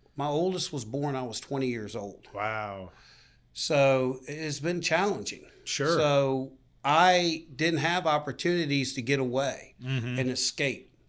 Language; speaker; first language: English; native; English